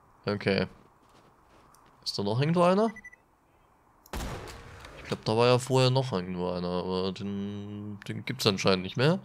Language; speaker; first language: German; native; German